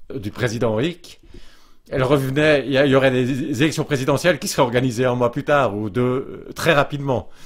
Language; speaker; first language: French; native; French